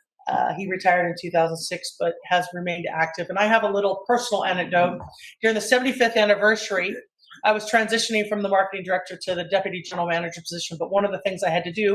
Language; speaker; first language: English; native; English